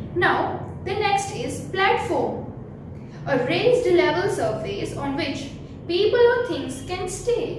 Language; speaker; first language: English; non-native, local second language; Gujarati